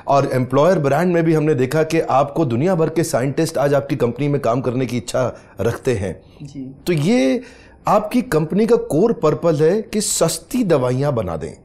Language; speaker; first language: Hindi; native; Hindi